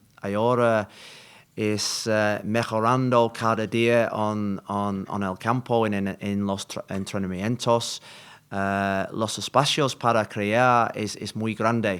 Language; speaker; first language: Spanish; non-native, learner; English